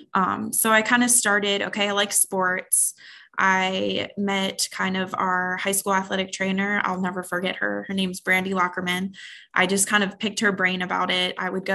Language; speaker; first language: English; native; English